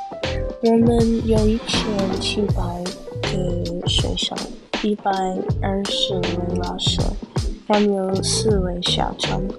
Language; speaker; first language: Chinese; non-native, learner; English